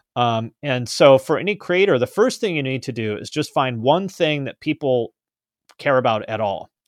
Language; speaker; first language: English; native; English